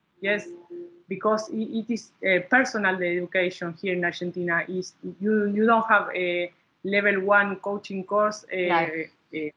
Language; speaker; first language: English; non-native, learner; Spanish